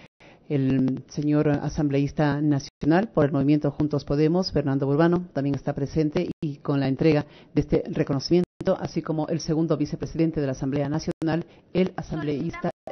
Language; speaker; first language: Spanish; native; Spanish